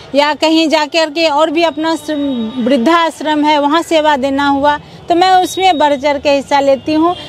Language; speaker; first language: Hindi; native; Hindi